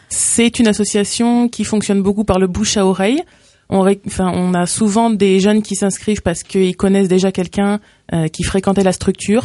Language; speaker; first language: French; native; French